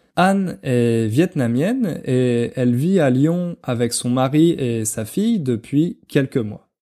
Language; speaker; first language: French; native; French